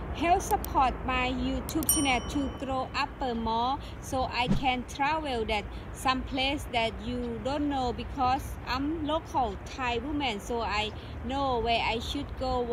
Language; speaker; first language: English; non-native, learner; Thai